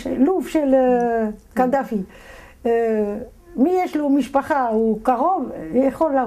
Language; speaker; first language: Hebrew; non-native, fluent; Arabic